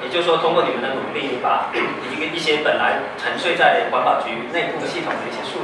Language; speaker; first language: Chinese; native; Chinese